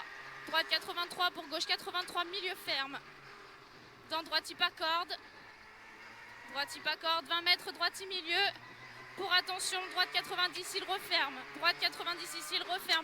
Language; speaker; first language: French; native; French